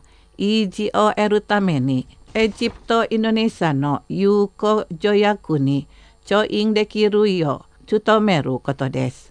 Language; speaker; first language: Japanese; non-native, fluent; Indonesian